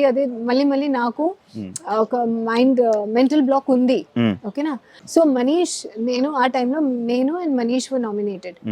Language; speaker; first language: Telugu; non-native, learner; Hindi